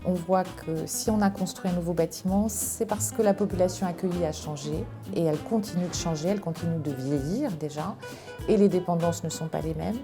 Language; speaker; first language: French; native; French